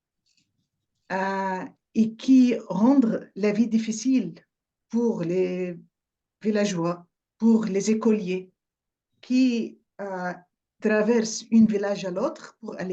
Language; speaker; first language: French; non-native, fluent; Arabic